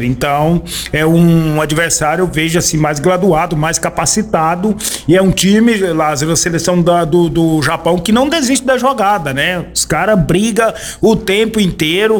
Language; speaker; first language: Portuguese; native; Portuguese